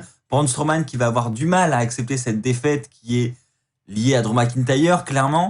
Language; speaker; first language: French; native; French